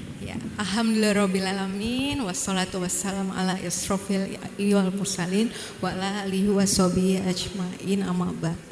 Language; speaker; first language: Indonesian; native; Indonesian